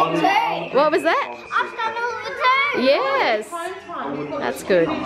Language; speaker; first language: English; non-native, fluent; Indonesian